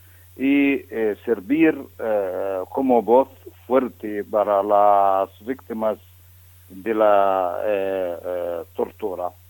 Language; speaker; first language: Spanish; non-native, fluent; Arabic